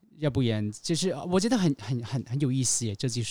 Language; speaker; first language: Chinese; non-native, fluent; Cantonese